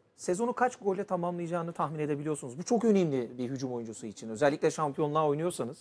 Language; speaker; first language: Turkish; native; Turkish